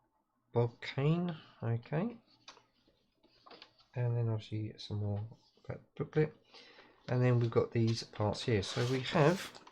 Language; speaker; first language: English; native; English